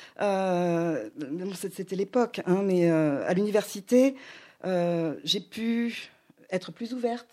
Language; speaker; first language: French; native; French